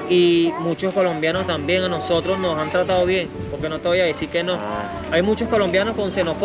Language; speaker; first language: Spanish; native; Spanish